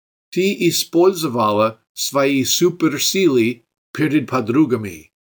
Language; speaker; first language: Russian; non-native, fluent; English